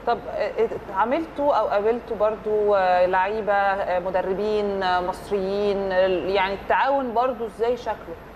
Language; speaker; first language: Arabic; native; Arabic